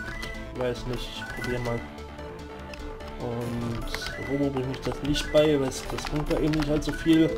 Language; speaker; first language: German; native; German